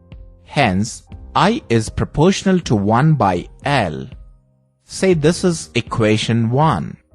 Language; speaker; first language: English; non-native, local second language; Telugu